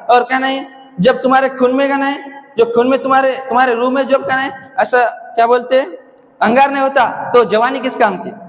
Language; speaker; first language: Hindi; non-native, local second language; Marathi